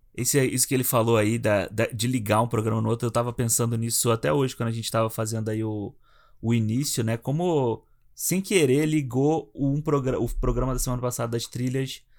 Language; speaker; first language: Portuguese; native; Portuguese